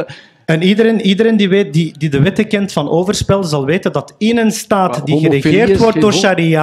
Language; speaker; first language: Dutch; early bilingual, other home language; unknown